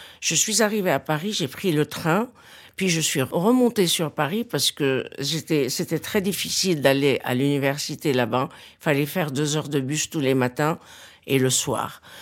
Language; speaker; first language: French; non-native, local second language; Arabic